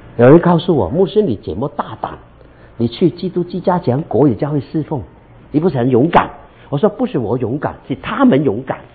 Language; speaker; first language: Chinese; non-native, local second language; Cantonese